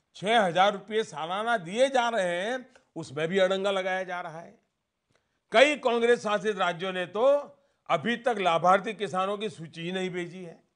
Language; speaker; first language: Hindi; non-native, local second language; Gujarati